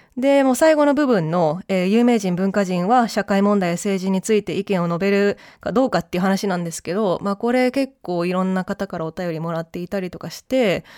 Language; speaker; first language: Japanese; early bilingual, heritage; Japanese